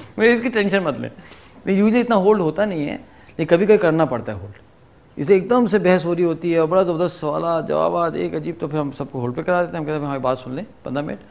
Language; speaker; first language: Urdu; native; Urdu